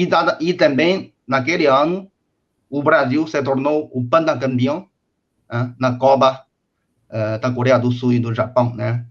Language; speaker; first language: Portuguese; non-native, fluent; Chinese